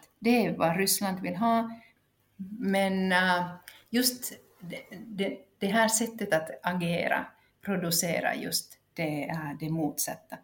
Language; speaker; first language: Swedish; non-native, local second language; Finnish